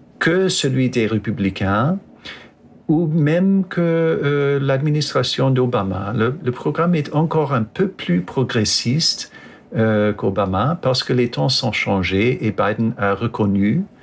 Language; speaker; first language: French; non-native, fluent; English